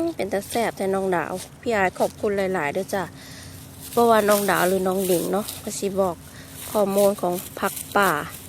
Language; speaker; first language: Thai; native; Thai